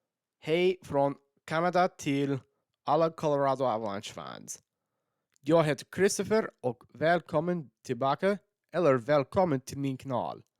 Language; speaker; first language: Swedish; non-native, learner; English